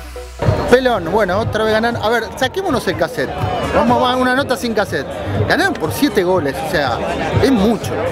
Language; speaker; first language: Spanish; native; Spanish